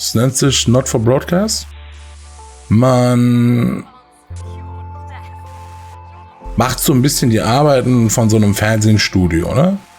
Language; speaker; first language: German; native; German